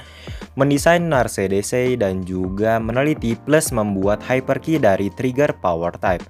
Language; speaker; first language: Indonesian; native; Indonesian